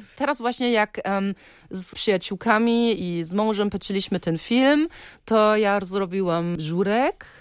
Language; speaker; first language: Polish; early bilingual, heritage; Polish